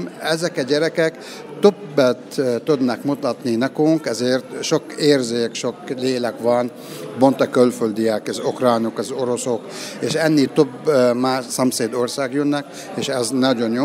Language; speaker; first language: Hungarian; non-native, learner; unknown